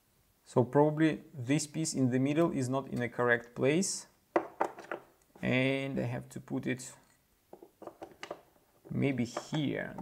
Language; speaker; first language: English; non-native, fluent; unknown